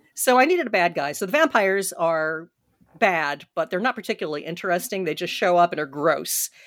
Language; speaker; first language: English; native; English